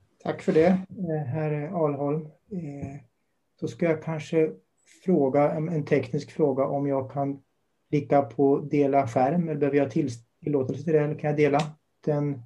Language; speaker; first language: Swedish; native; Swedish